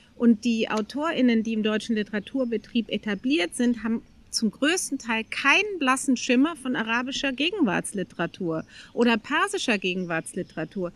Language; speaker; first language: German; native; German